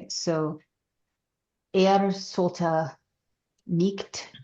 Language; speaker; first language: German; non-native, learner; English